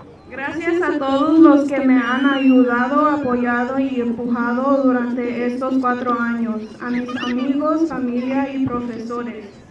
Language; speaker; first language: Spanish; early bilingual, heritage; Spanish